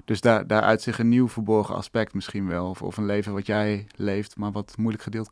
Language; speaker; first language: Dutch; native; Dutch